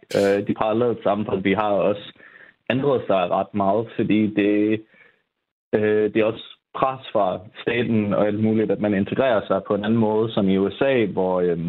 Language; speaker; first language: Danish; non-native, fluent; English